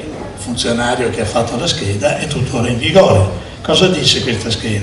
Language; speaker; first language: Italian; native; Italian